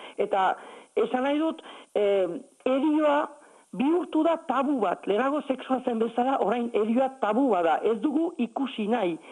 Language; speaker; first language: Basque; native; Basque